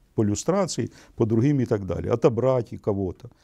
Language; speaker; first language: Russian; non-native, local second language; Ukrainian